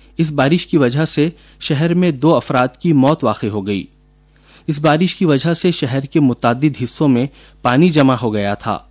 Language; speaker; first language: Urdu; native; Urdu